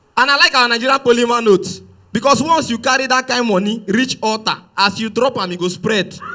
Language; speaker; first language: Nigerian Pidgin; non-native, local second language; Yoruba